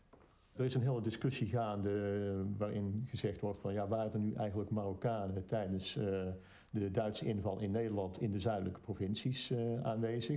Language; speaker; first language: Dutch; native; Dutch